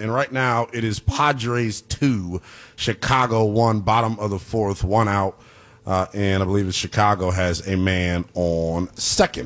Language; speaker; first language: English; native; English